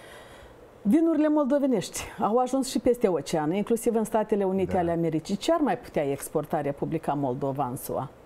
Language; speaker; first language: Romanian; native; Romanian